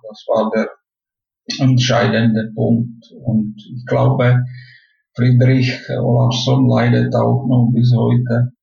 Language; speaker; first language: German; non-native, fluent; Czech